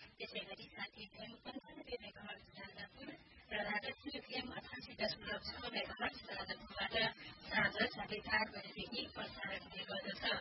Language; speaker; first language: Nepali; non-native, local second language; Dangaura Tharu